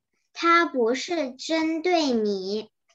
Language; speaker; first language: Chinese; early bilingual, heritage; Chinese